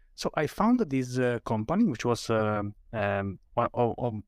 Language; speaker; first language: English; non-native, fluent; Italian